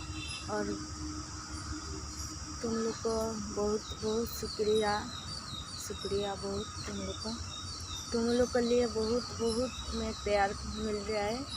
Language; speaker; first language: Hindi; non-native, local second language; Bangla